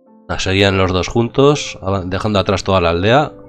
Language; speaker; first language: Spanish; native; Spanish